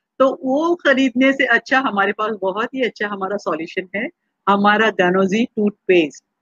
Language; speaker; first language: Hindi; non-native, local second language; Marathi